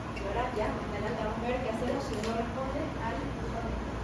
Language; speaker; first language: Spanish; native; Spanish